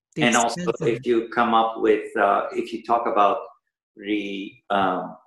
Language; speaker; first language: English; early bilingual, other home language; Persian